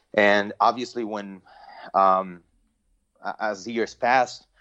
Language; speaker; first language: English; non-native, fluent; Spanish